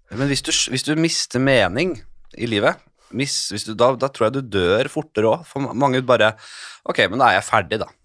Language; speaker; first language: Norwegian; native; Norwegian